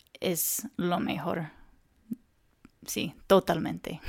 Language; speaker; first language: Spanish; non-native, learner; English